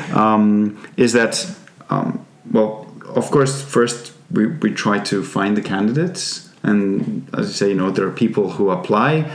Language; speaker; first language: English; non-native, fluent; Polish